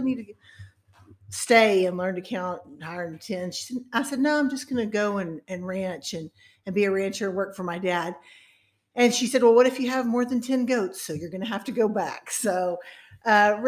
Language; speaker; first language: English; native; English